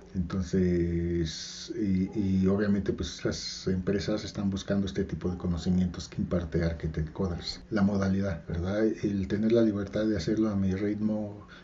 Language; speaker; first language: Spanish; native; Spanish